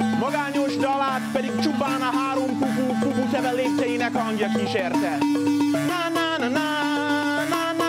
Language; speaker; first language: Hungarian; non-native, fluent; English